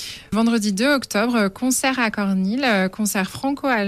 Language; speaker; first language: French; native; French